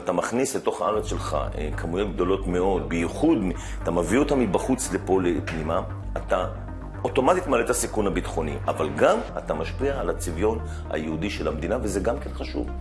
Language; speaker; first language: Hebrew; native; Hebrew